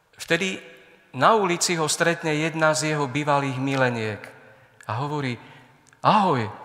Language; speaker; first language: Slovak; native; Slovak